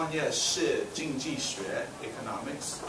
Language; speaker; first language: Chinese; non-native, learner; English